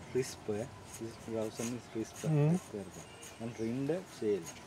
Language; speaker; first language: German; non-native, learner; Sinhala